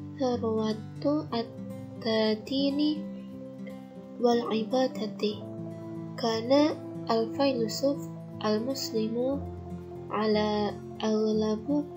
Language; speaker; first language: Arabic; non-native, learner; Indonesian